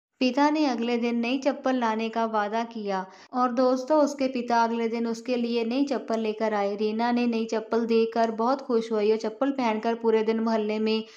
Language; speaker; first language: Hindi; non-native, local second language; Punjabi